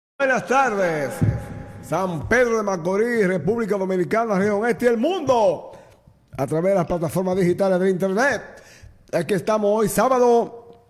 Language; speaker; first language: Spanish; native; Spanish